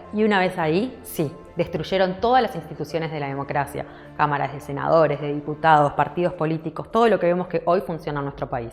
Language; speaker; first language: Spanish; native; Spanish